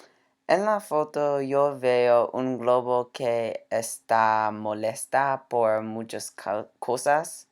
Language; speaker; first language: Spanish; non-native, learner; English